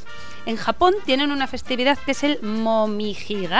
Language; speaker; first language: Spanish; native; Spanish